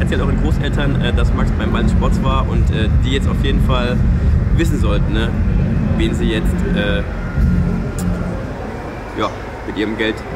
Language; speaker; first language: German; native; German